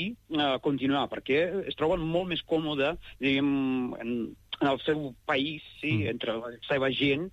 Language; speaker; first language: Catalan; non-native, fluent; Ukrainian